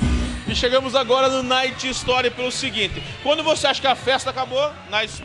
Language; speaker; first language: Portuguese; native; Portuguese